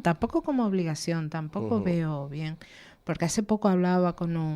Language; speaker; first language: Spanish; native; Spanish